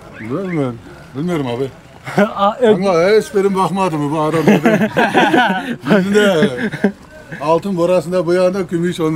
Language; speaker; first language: Turkish; non-native, learner; Kazakh